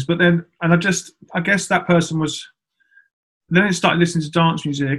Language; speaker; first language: English; native; English